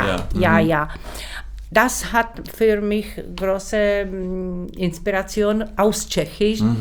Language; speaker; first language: German; non-native, learner; Czech